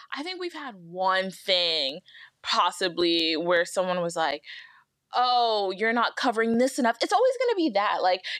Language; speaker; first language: English; early bilingual, other home language; Akan